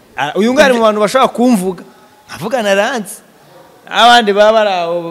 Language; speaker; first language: Kinyarwanda; native; Kinyarwanda